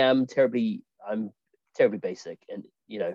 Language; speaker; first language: English; native; English